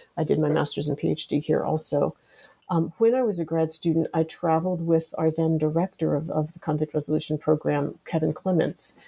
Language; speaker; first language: English; native; English